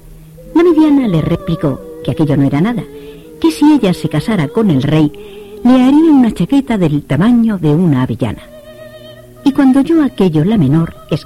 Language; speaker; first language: Spanish; native; Spanish